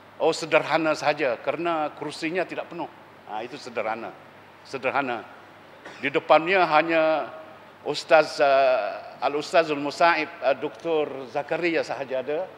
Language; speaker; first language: Malay; native; Malay